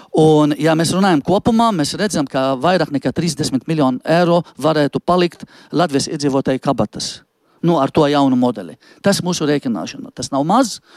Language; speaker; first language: Latvian; non-native, fluent; Arabic